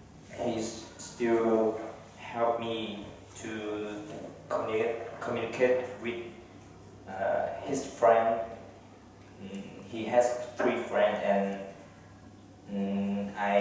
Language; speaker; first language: English; non-native, learner; Vietnamese